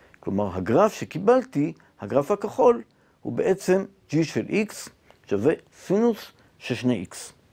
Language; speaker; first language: Hebrew; native; Hebrew